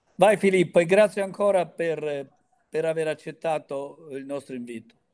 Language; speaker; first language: Italian; native; Italian